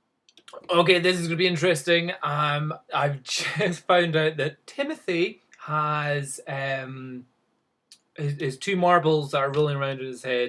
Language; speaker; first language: English; native; English